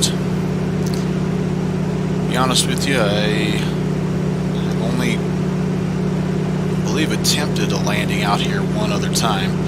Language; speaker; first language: English; native; English